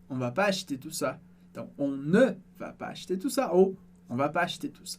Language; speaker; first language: French; non-native, fluent; Portuguese